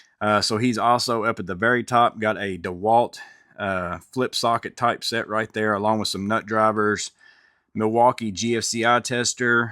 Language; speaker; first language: English; native; English